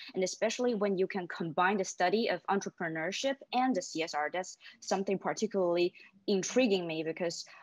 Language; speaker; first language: English; non-native, fluent; Chinese